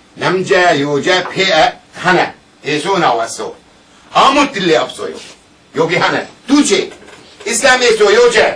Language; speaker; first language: Korean; non-native, learner; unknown